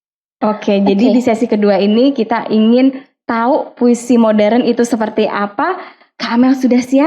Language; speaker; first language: Indonesian; native; Indonesian